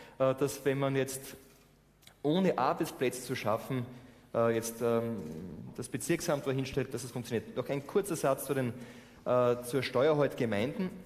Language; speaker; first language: German; native; German